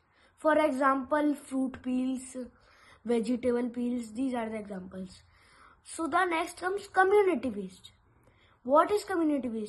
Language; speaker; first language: English; non-native, local second language; Hindi